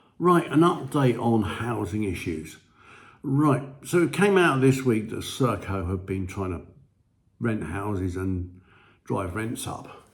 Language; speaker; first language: English; native; English